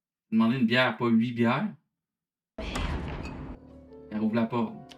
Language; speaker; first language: French; native; French